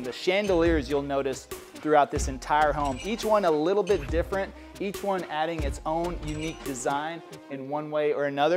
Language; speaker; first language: English; native; English